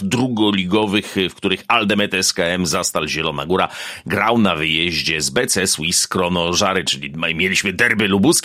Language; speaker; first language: Polish; native; Polish